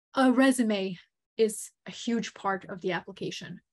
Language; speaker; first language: English; non-native, fluent; Serbian